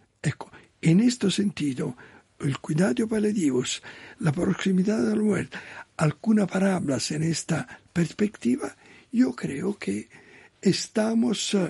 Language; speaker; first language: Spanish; non-native, learner; Italian